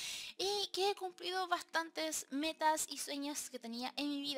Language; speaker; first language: Spanish; native; Spanish